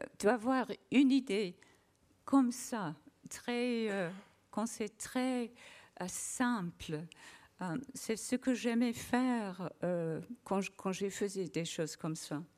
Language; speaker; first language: French; non-native, learner; English